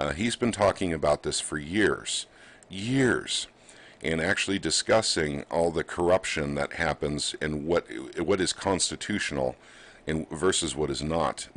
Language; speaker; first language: English; native; English